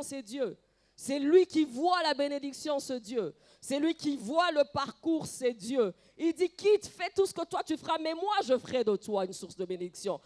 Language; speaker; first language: French; non-native, local second language; Lingala